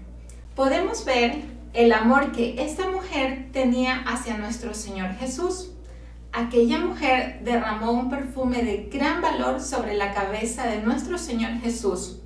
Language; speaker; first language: Spanish; native; Spanish